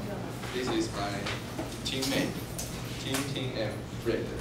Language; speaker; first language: English; non-native, learner; Chinese